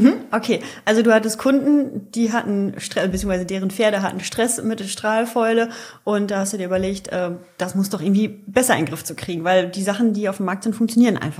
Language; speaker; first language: German; native; German